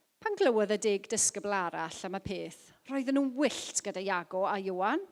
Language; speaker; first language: Welsh; non-native, local second language; English